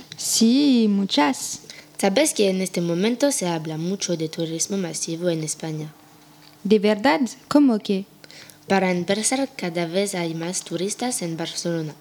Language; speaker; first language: Spanish; non-native, learner; French